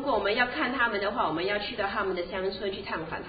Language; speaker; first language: Chinese; native; Chinese